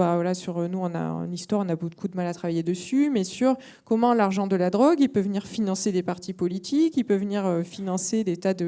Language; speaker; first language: French; native; French